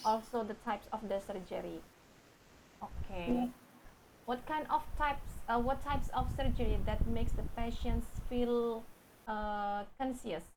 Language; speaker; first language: English; non-native, fluent; Indonesian